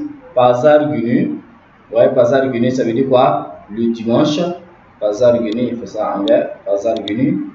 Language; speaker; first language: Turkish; non-native, learner; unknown